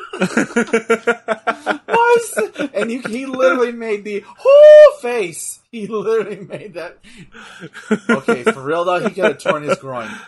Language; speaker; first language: English; native; English